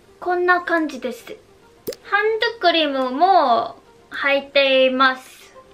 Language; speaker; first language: Japanese; non-native, learner; Korean